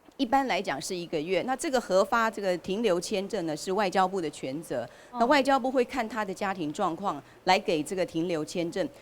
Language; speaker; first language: Chinese; native; Chinese